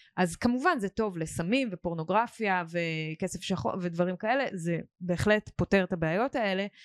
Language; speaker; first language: Hebrew; native; Hebrew